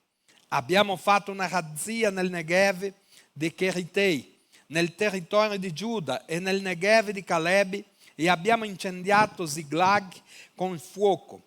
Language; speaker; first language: Italian; non-native, fluent; Portuguese